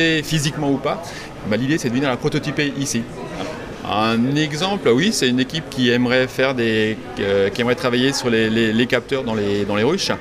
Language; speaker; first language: French; native; French